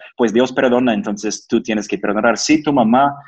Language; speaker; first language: Spanish; non-native, fluent; English